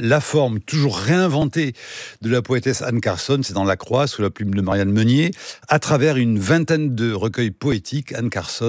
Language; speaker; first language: French; native; French